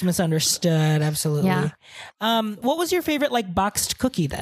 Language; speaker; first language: English; non-native, local second language; Hiligaynon